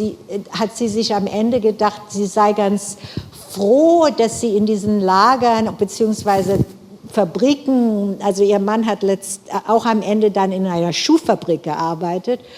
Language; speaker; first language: German; non-native, fluent; English